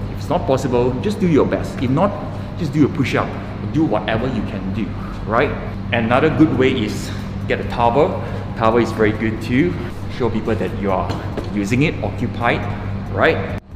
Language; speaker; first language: English; non-native, local second language; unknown